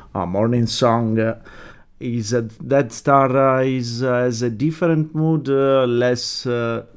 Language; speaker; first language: English; non-native, fluent; Italian